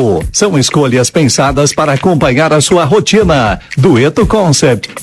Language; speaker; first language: Portuguese; native; Portuguese